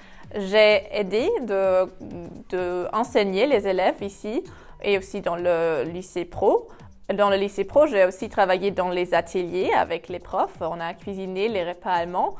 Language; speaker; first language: French; non-native, fluent; German